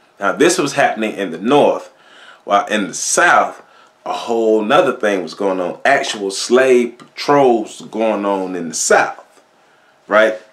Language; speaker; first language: English; native; English